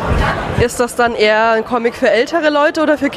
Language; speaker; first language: German; native; German